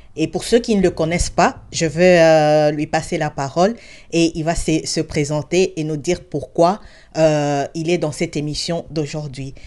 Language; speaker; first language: French; non-native, local second language; Lingala